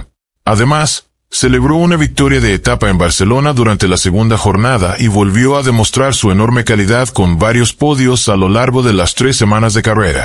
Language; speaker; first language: Spanish; native; Spanish